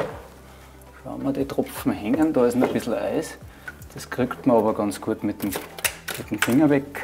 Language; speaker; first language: German; native; German